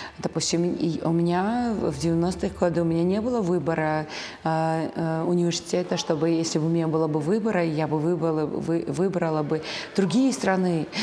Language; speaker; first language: Russian; non-native, local second language; Georgian